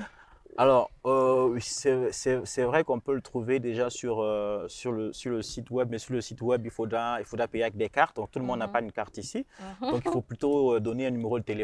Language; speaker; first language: French; non-native, local second language; Rundi